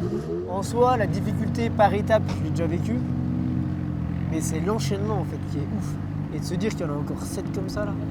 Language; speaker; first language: French; native; French